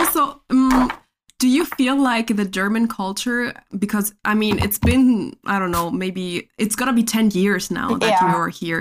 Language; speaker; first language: English; non-native, fluent; Spanish